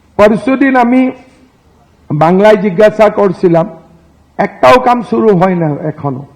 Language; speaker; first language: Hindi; non-native, local second language; Assamese